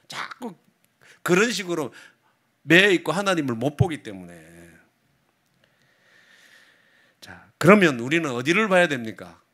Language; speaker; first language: Korean; native; Korean